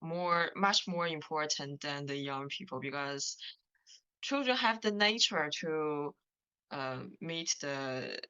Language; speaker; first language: English; non-native, learner; Chinese